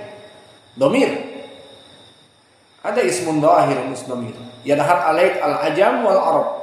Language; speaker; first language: Arabic; non-native, fluent; Indonesian